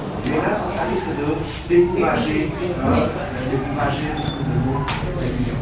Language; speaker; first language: French; non-native, fluent; Vietnamese